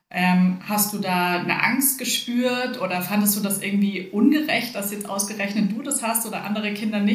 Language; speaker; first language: German; native; German